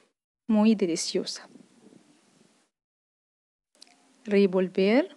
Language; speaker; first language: Spanish; non-native, fluent; Arabic